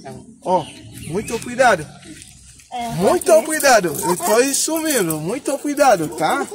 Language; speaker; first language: Portuguese; non-native, learner; Haitian Creole